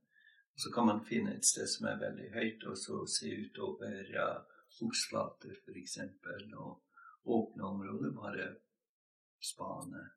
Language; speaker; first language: Norwegian; non-native, fluent; English